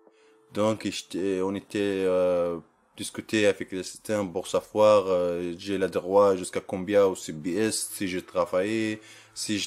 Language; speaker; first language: French; non-native, learner; Arabic